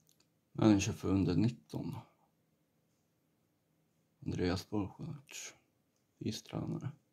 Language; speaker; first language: Swedish; native; Swedish